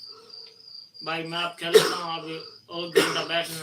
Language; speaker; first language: Hindi; non-native, local second language; Punjabi